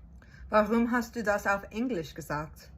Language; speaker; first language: German; non-native, learner; English